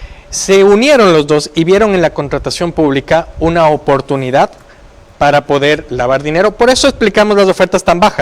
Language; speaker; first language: Spanish; native; Spanish